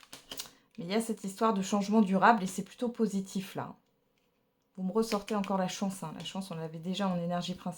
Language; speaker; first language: French; native; French